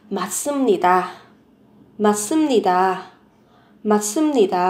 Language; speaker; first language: Korean; non-native, fluent; Vietnamese